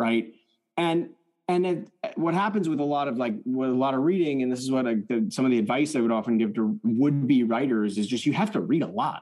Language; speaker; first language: English; early bilingual, other home language; French